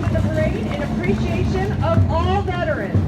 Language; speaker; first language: English; native; English